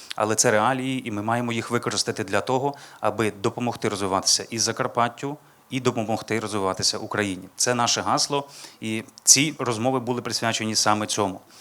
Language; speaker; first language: Ukrainian; native; Ukrainian